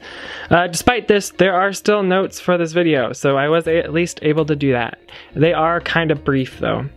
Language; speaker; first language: English; native; English